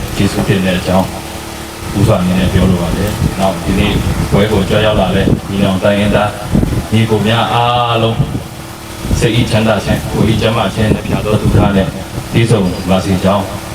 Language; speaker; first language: Burmese; non-native, local second language; Pa'o Karen